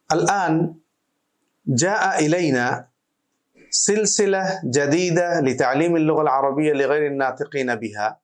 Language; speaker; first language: Arabic; non-native, fluent; Bangla